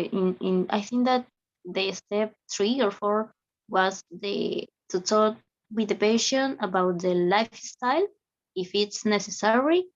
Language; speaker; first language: English; non-native, learner; Spanish